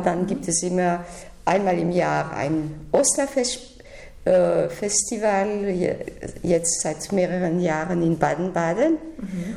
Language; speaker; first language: German; non-native, fluent; French